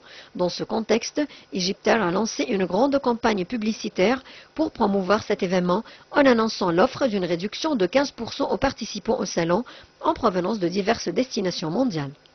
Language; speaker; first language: French; non-native, fluent; Arabic